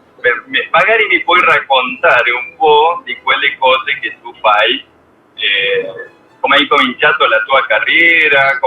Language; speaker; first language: Italian; non-native, learner; Spanish